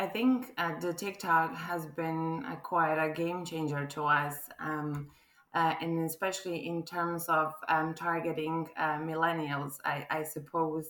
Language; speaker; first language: English; non-native, fluent; Croatian